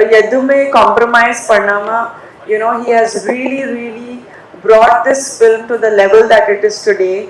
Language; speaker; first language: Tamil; non-native, learner; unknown